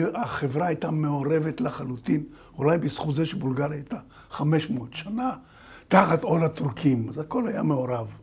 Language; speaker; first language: Hebrew; early bilingual, other home language; Bulgarian